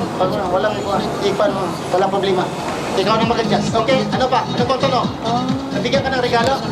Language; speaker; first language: Filipino; non-native, local second language; Cebuano